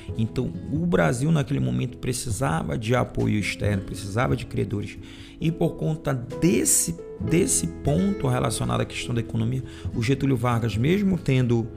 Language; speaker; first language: Portuguese; native; Portuguese